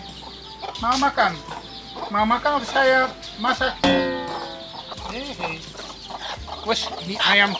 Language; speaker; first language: Indonesian; non-native, learner; Dutch